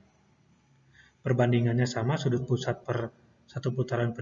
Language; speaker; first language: Indonesian; native; Indonesian